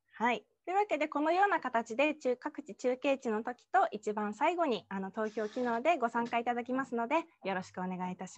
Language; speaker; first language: Japanese; native; Japanese